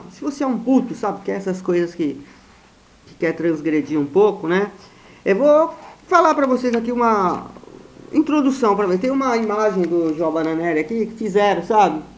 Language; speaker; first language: Portuguese; native; Portuguese